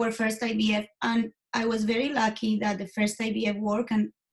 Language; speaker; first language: English; non-native, fluent; Spanish